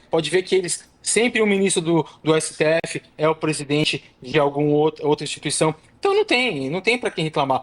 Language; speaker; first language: Portuguese; native; Portuguese